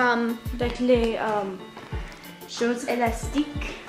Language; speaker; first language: French; non-native, learner; English